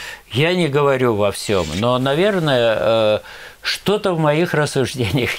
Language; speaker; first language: Russian; native; Russian